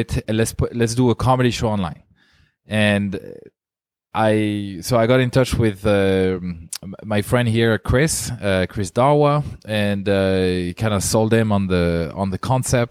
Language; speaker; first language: English; non-native, fluent; French